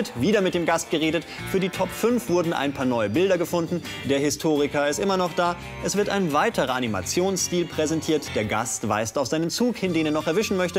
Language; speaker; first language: German; native; German